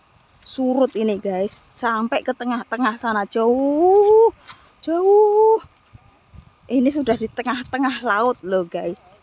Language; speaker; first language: Indonesian; non-native, local second language; Javanese